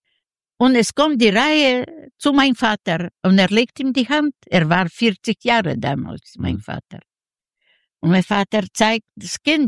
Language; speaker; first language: German; non-native, learner; Yiddish